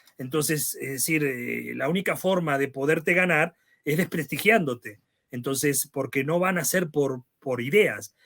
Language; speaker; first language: Spanish; native; Spanish